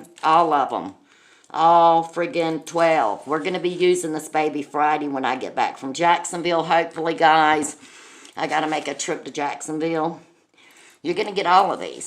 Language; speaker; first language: English; native; English